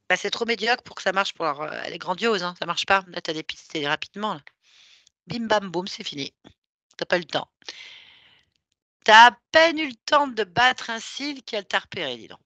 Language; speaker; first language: French; native; French